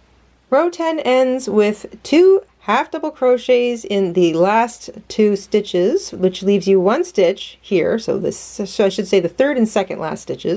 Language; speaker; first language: English; native; English